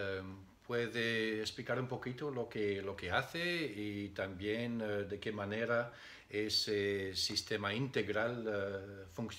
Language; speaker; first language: Spanish; non-native, fluent; Dutch